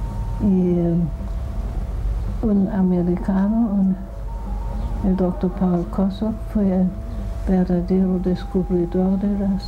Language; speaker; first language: Spanish; non-native, fluent; German